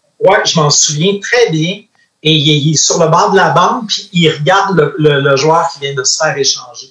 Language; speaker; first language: French; native; French